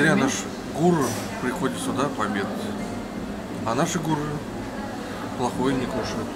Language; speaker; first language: Russian; native; Russian